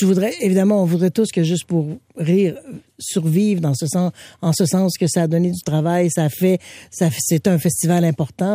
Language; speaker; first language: French; native; French